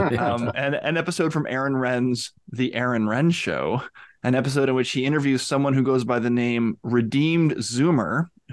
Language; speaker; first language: English; native; English